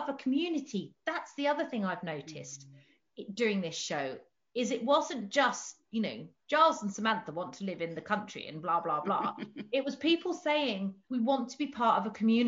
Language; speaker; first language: English; native; English